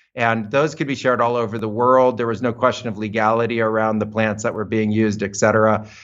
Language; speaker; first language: English; native; English